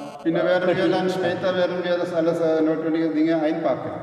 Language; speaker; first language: German; non-native, learner; Malayalam